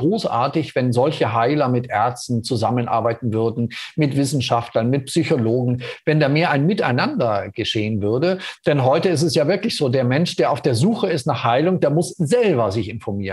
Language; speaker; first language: German; native; German